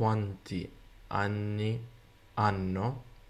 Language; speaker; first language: Italian; non-native, learner; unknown